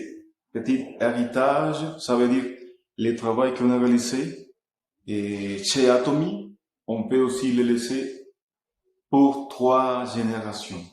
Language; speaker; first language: French; non-native, fluent; Spanish